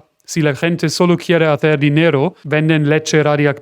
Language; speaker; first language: Spanish; non-native, fluent; German